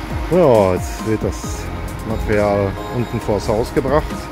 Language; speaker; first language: German; native; German